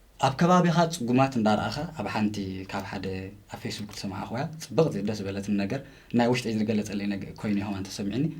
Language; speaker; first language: Tigrinya; native; Tigrinya